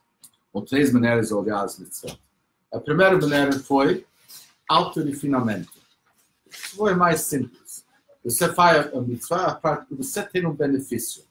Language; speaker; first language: Portuguese; non-native, fluent; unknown